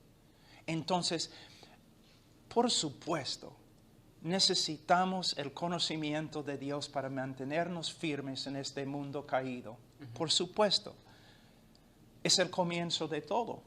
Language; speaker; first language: Spanish; non-native, fluent; English